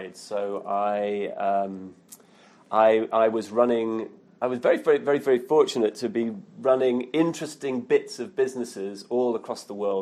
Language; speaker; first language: English; native; English